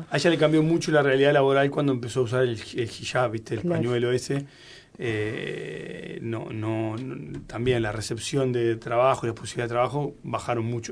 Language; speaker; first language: Spanish; native; Spanish